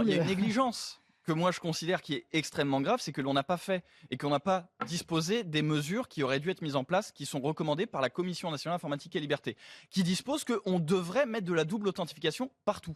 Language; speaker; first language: French; native; French